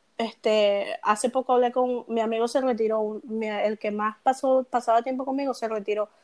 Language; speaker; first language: Spanish; native; Spanish